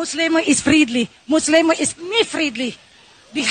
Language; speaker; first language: German; non-native, learner; Indonesian